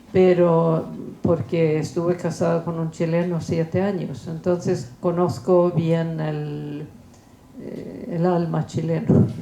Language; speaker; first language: Spanish; non-native, fluent; Swedish